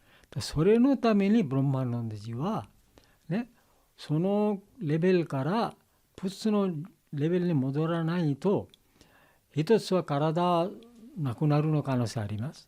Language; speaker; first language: Japanese; non-native, learner; Bangla